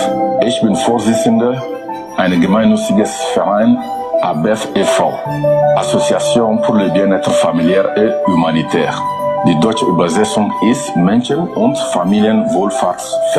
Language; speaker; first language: German; non-native, fluent; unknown